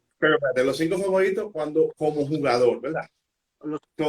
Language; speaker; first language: Spanish; native; Spanish